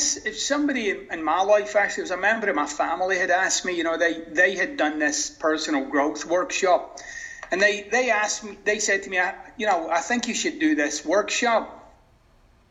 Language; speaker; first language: English; native; English